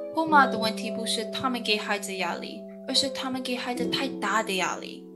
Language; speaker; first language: Chinese; non-native, learner; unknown